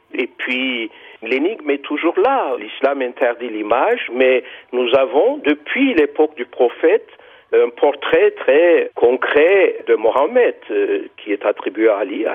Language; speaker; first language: French; non-native, fluent; Turkish